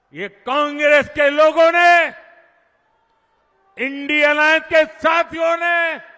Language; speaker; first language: Hindi; non-native, local second language; Gujarati